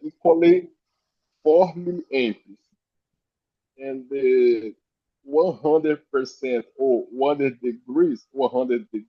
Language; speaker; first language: English; non-native, learner; Portuguese